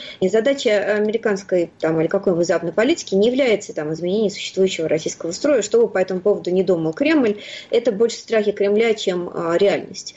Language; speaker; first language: Russian; native; Russian